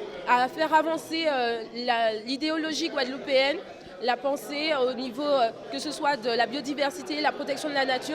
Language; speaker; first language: French; native; French